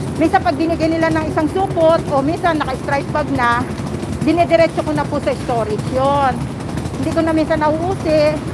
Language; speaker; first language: Filipino; native; Filipino